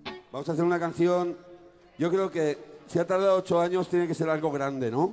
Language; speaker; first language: Spanish; native; Spanish